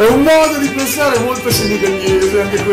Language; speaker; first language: Italian; native; Italian